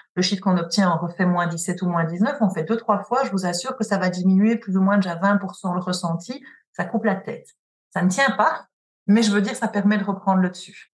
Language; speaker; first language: French; native; French